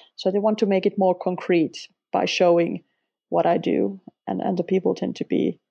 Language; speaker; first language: English; non-native, fluent; Finnish